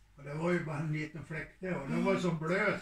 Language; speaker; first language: Swedish; native; Swedish